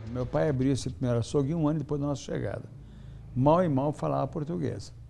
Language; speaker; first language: Portuguese; early bilingual, other home language; Hungarian